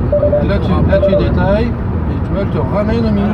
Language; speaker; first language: French; native; French